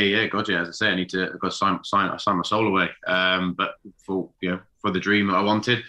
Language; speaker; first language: English; native; English